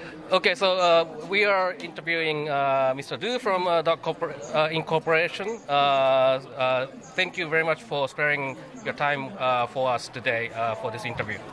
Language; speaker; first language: English; non-native, fluent; Japanese